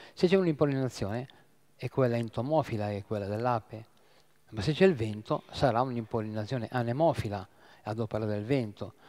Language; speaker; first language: Italian; native; Italian